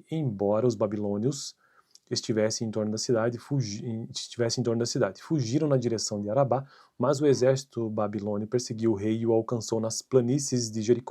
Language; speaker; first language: Portuguese; native; Portuguese